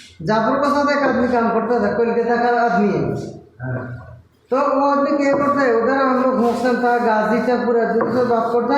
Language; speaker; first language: Hindi; non-native, learner; Bangla